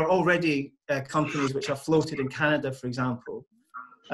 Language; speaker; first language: English; native; English